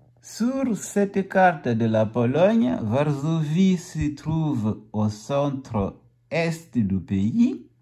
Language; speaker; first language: French; non-native, fluent; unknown